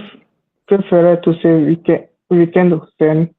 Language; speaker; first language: French; non-native, learner; Hindi